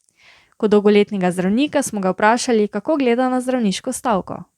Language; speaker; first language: Slovenian; native; Slovenian